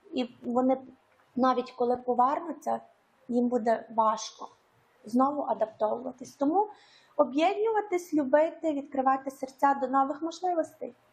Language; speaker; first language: Ukrainian; native; Ukrainian